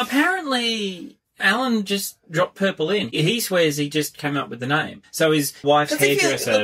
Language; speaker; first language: English; native; English